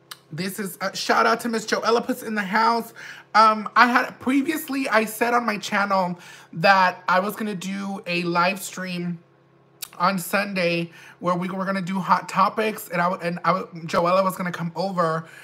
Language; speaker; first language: English; early bilingual, other home language; Spanish